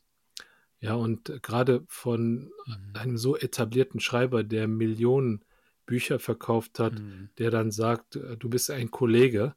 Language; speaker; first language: German; early bilingual, other home language; Korean